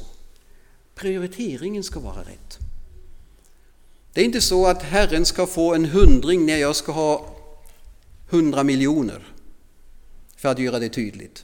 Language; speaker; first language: Swedish; non-native, fluent; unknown